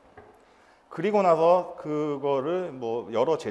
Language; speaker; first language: Korean; native; Korean